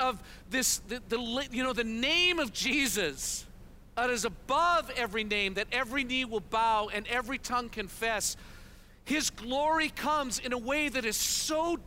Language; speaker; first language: English; native; English